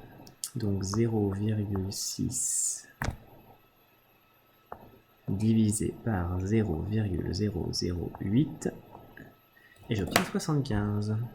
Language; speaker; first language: French; native; French